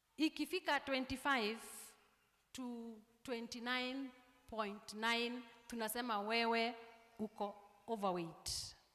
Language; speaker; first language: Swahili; non-native, local second language; Kikuyu